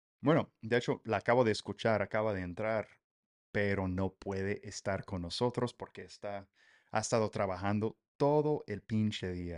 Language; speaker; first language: Spanish; non-native, fluent; English